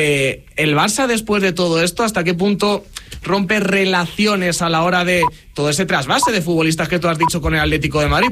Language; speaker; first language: Spanish; native; Spanish